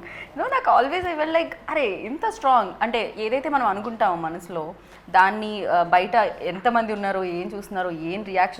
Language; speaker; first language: Telugu; native; Telugu